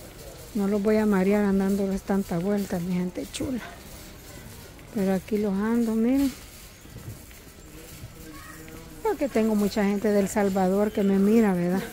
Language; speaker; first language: Spanish; native; Spanish